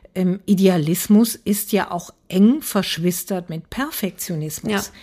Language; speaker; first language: German; native; German